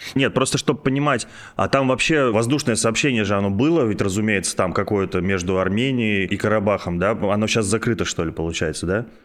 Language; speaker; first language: Russian; native; Russian